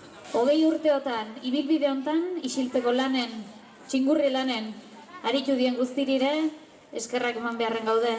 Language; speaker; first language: Basque; native; Basque